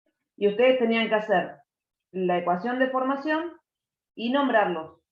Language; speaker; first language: Spanish; native; Spanish